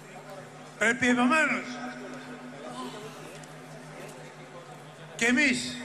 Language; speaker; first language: Greek; native; Greek